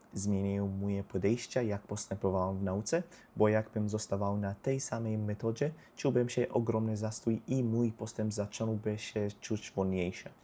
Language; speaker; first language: Polish; non-native, learner; Arabic